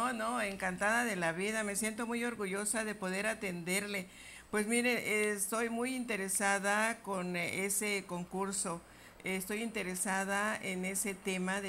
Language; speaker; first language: Spanish; native; Spanish